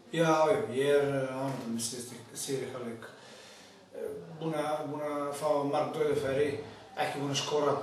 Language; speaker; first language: Icelandic; non-native, learner; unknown